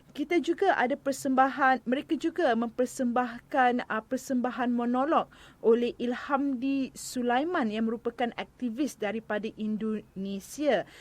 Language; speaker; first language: Malay; native; Malay